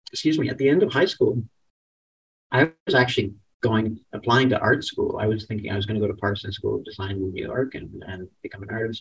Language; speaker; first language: English; native; English